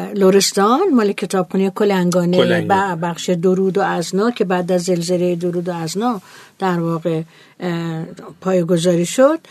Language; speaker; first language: Persian; native; Persian